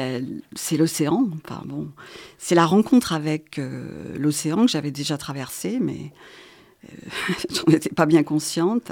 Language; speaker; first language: French; native; French